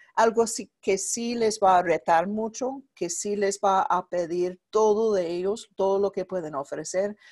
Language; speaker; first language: Spanish; non-native, fluent; English